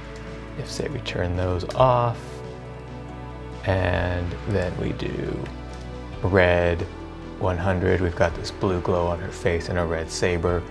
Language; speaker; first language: English; native; English